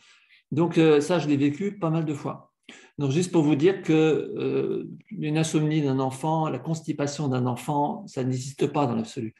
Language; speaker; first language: French; native; French